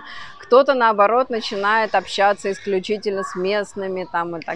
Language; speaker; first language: Russian; native; Russian